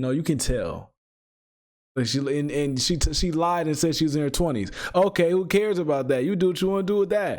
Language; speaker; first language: English; native; English